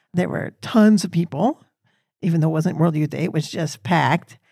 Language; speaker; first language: English; native; English